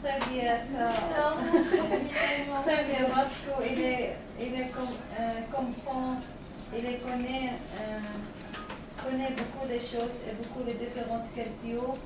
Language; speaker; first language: French; non-native, learner; Arabic